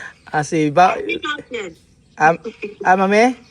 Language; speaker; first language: Spanish; non-native, learner; Filipino